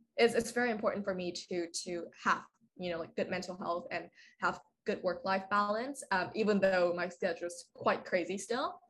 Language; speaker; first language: English; non-native, fluent; Vietnamese